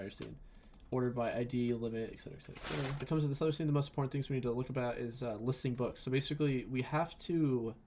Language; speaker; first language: English; native; English